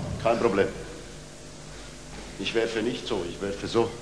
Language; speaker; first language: German; non-native, fluent; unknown